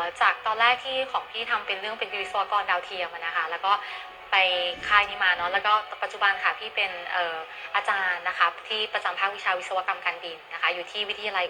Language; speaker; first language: Thai; native; Thai